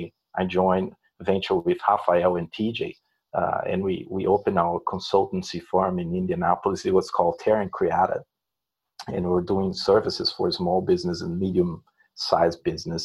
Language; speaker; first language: English; non-native, fluent; Portuguese